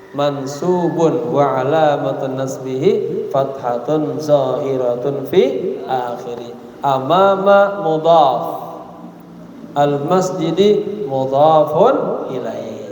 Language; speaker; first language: Arabic; non-native, fluent; Indonesian